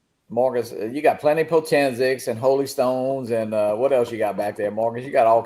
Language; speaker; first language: English; native; English